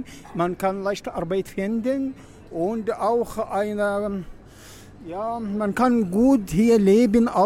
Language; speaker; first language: German; non-native, learner; Arabic